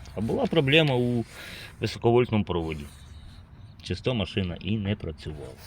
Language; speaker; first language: Ukrainian; native; Ukrainian